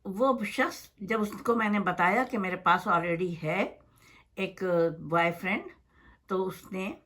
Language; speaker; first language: Urdu; native; Urdu